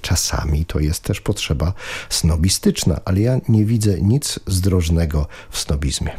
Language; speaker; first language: Polish; native; Polish